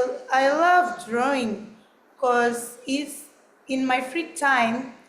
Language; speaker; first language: English; non-native, learner; Portuguese